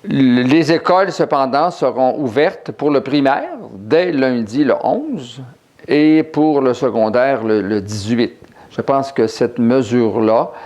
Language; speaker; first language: French; native; French